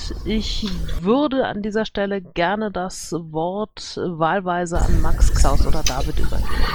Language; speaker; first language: German; native; German